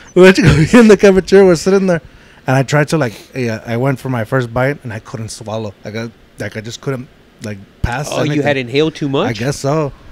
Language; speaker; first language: English; native; English